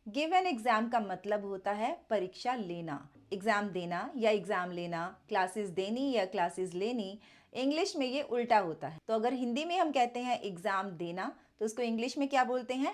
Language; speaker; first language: Hindi; native; Hindi